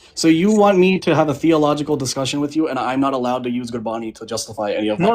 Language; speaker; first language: English; early bilingual, heritage; Punjabi